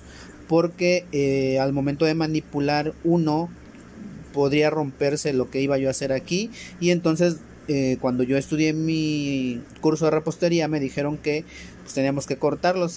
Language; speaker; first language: Spanish; native; Spanish